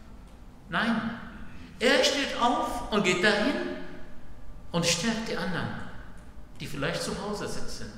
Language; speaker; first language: German; non-native, fluent; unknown